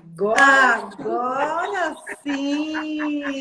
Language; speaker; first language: Portuguese; native; Portuguese